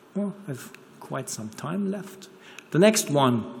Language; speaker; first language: English; non-native, fluent; German